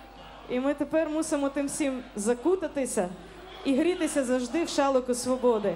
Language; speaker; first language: Ukrainian; early bilingual, heritage; English